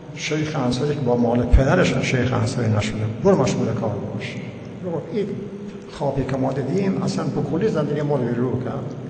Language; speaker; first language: Persian; native; Persian